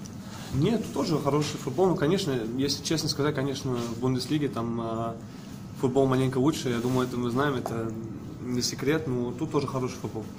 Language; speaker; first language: Russian; non-native, learner; German